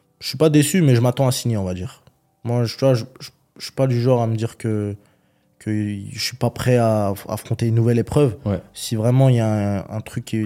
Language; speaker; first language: French; early bilingual, other home language; Chechen